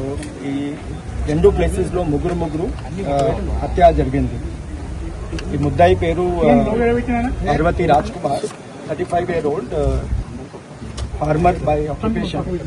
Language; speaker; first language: Telugu; non-native, learner; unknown